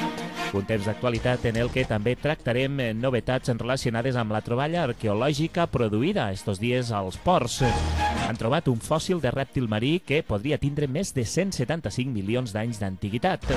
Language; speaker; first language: Catalan; native; Catalan